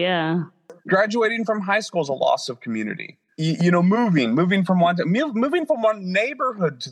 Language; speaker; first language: English; native; English